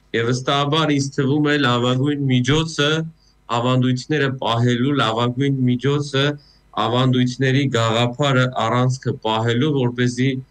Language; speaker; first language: Armenian; native; Armenian